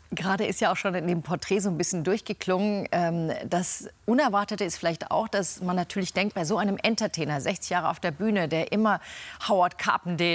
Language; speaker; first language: German; native; German